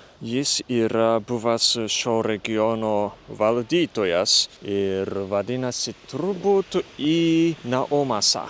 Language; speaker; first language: Lithuanian; non-native, fluent; Japanese